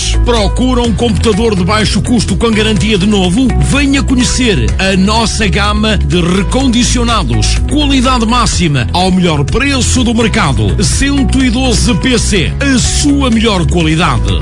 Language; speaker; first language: Portuguese; native; Portuguese